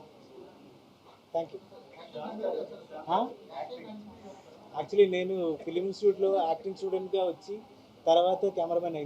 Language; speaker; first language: Telugu; non-native, fluent; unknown